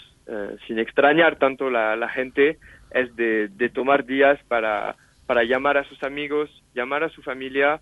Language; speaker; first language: Spanish; non-native, fluent; French